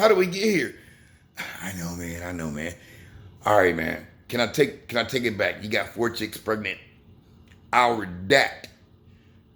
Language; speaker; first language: English; native; English